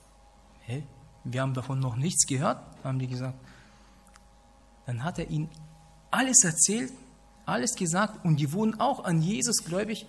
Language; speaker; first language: German; non-native, fluent; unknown